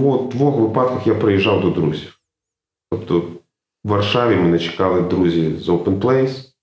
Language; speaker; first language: Ukrainian; native; Ukrainian